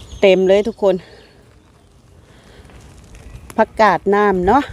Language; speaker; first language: Thai; non-native, local second language; Lao